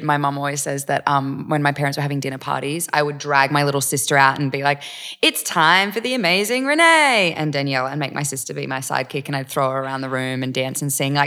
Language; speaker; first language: English; native; English